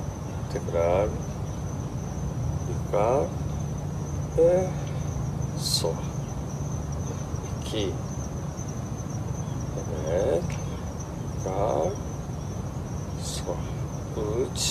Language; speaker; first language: Turkish; non-native, learner; Japanese